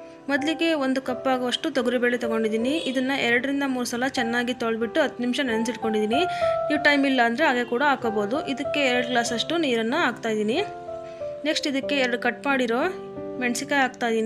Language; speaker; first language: Kannada; native; Kannada